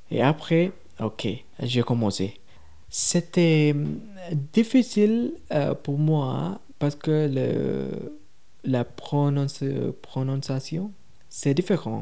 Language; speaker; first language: French; non-native, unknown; Tamil